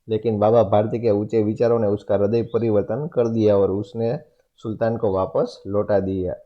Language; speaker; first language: Hindi; non-native, local second language; Gujarati